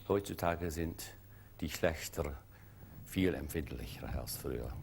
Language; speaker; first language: German; non-native, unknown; English